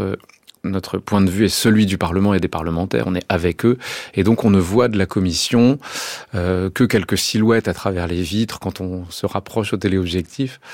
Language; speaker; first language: French; native; French